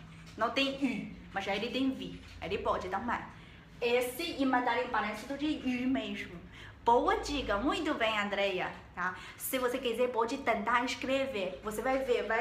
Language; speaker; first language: Portuguese; non-native, learner; Chinese